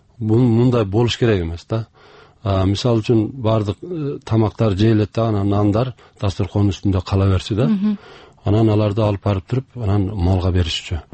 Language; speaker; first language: Kyrgyz; early bilingual, heritage; Kyrgyz